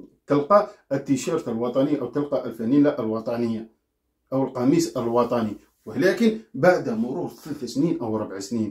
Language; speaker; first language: Arabic; native; Arabic